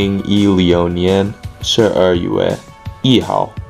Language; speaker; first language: Chinese; non-native, learner; English